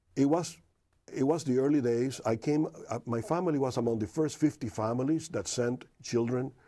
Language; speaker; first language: English; non-native, fluent; Spanish